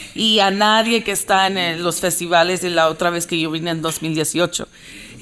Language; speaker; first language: Spanish; early bilingual, heritage; Spanish